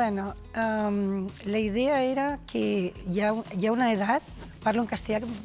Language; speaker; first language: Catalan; non-native, local second language; Spanish